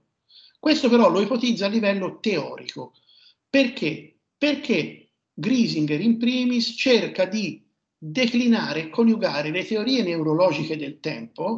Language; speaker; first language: Italian; native; Italian